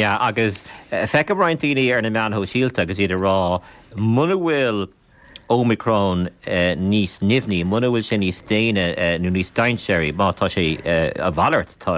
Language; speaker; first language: Irish; native; Irish